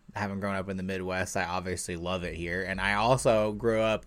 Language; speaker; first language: English; native; English